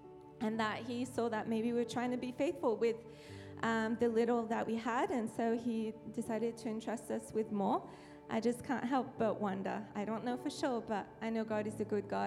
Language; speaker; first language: English; non-native, fluent; French